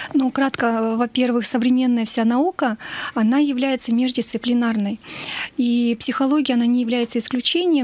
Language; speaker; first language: Russian; native; Russian